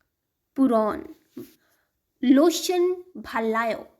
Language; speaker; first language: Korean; non-native, learner; Hindi